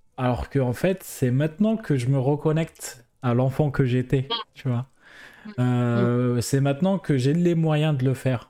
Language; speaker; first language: French; non-native, local second language; Arabic